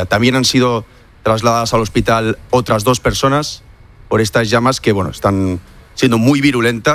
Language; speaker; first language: Spanish; native; Spanish